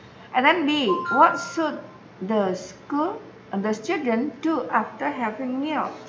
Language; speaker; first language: English; non-native, fluent; Indonesian